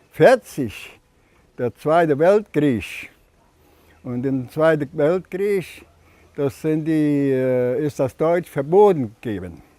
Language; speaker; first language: German; early bilingual, heritage; German